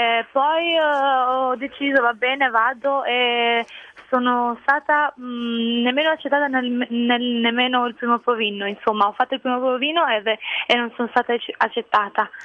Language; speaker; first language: Italian; non-native, fluent; Albanian